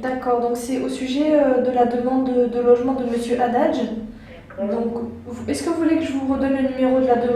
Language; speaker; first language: French; native; French